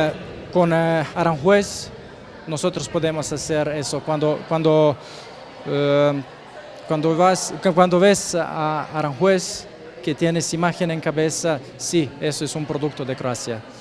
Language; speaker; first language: Spanish; non-native, fluent; Croatian